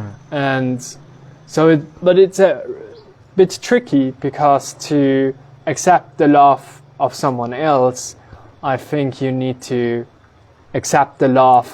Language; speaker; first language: English; non-native, fluent; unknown